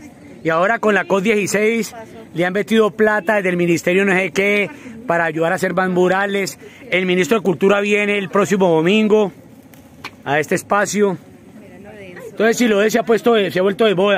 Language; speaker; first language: Spanish; native; Spanish